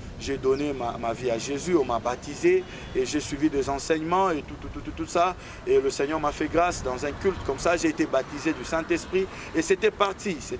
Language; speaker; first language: French; non-native, local second language; Swahili